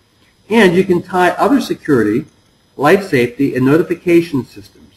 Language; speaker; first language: English; native; English